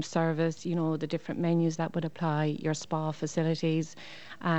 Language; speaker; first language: English; native; English